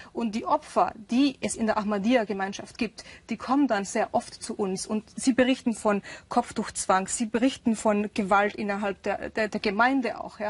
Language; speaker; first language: German; early bilingual, other home language; Urdu